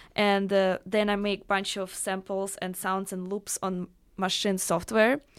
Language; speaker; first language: English; non-native, fluent; Russian